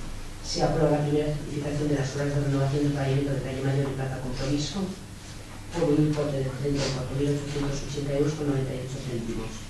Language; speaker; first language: Spanish; native; Spanish